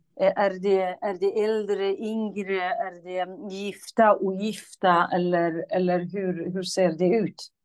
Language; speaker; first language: Swedish; non-native, fluent; Kurdish